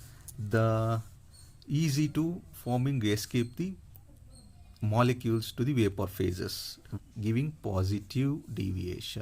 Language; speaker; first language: English; non-native, local second language; Kannada